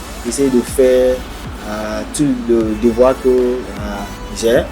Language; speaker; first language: French; non-native, learner; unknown